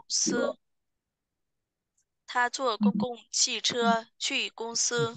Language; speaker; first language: Chinese; non-native, fluent; Vietnamese